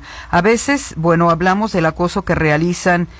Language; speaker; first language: Spanish; native; Spanish